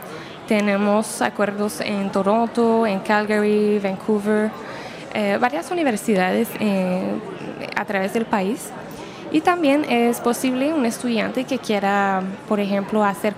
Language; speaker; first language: Spanish; non-native, fluent; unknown